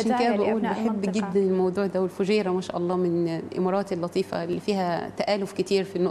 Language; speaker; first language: Arabic; native; Arabic